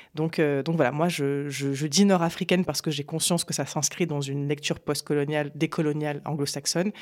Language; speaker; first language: French; native; French